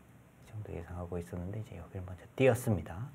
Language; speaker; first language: Korean; native; Korean